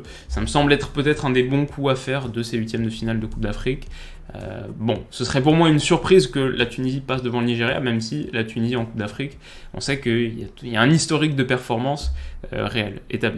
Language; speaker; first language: French; native; French